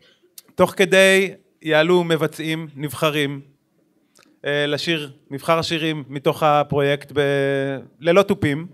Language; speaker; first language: Hebrew; native; Hebrew